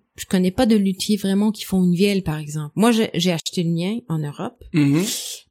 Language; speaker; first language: French; non-native, fluent; English